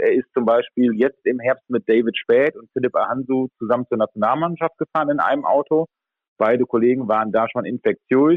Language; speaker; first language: German; native; German